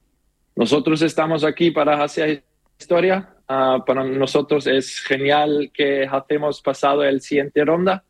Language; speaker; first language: Spanish; non-native, learner; German